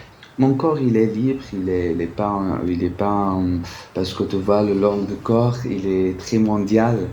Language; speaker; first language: French; non-native, fluent; Arabic